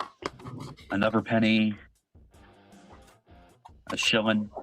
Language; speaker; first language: English; native; English